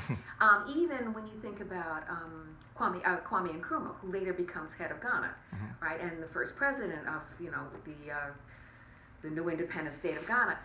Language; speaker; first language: English; native; English